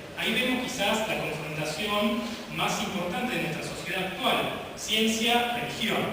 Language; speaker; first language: Spanish; native; Spanish